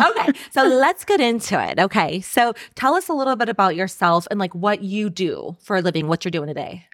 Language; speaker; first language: English; native; English